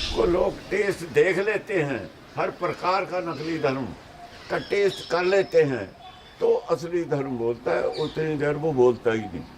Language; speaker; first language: Hindi; non-native, local second language; Punjabi